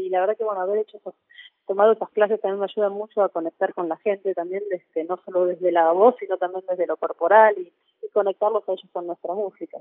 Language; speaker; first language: Spanish; native; Spanish